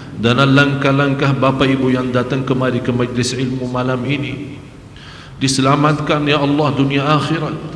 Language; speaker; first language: Malay; non-native, fluent; Arabic